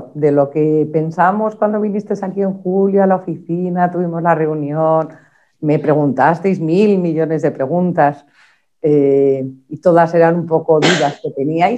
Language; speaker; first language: Spanish; native; Spanish